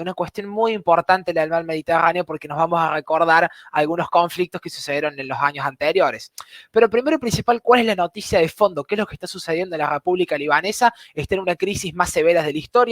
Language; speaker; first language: Spanish; native; Spanish